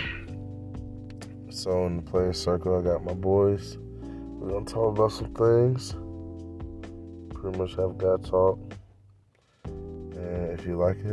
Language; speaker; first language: English; native; English